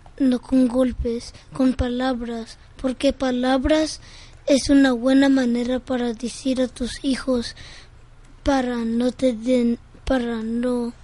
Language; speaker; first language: Spanish; early bilingual, heritage; Spanish